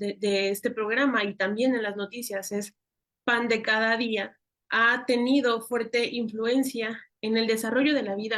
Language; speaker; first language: Spanish; native; Spanish